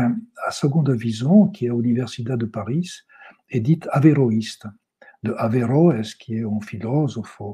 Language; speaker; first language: Portuguese; non-native, learner; French